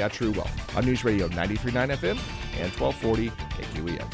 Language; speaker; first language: English; native; English